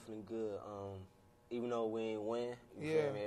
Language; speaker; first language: English; native; English